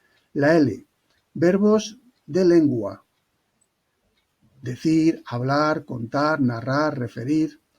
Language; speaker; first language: Spanish; native; Spanish